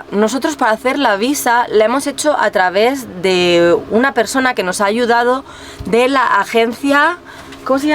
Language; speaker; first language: Spanish; native; Spanish